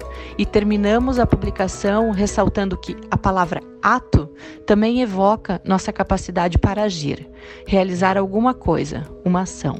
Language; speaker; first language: Portuguese; native; Portuguese